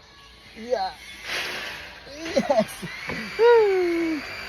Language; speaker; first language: English; non-native, local second language; Hiligaynon